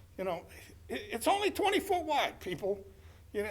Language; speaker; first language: English; native; English